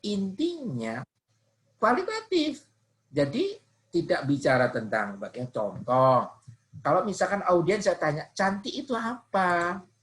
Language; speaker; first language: Indonesian; non-native, local second language; Javanese